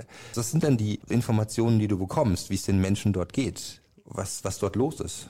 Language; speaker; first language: German; native; German